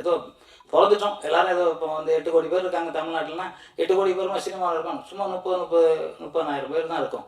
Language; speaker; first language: Tamil; native; Tamil